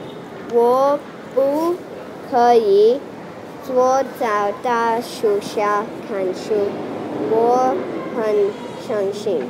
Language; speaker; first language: Chinese; non-native, learner; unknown